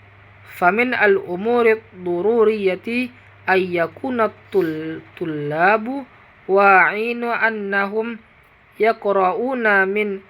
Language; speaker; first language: Arabic; non-native, learner; Indonesian